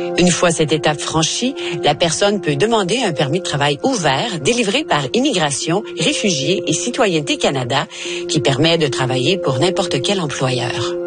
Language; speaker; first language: French; native; French